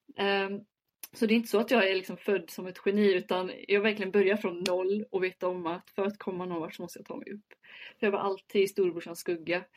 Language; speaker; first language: Swedish; early bilingual, other home language; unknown